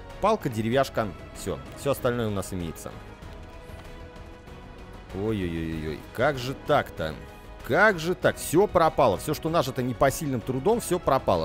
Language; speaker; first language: Russian; native; Russian